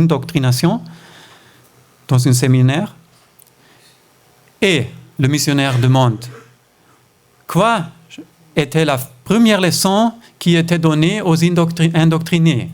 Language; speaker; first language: French; non-native, fluent; German